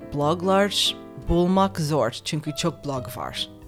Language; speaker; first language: Turkish; non-native, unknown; English